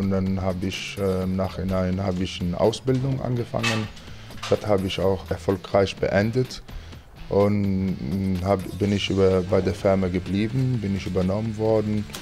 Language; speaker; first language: German; non-native, fluent; Arabic